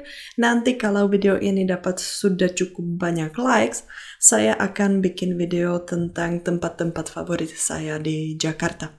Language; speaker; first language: Indonesian; non-native, fluent; Czech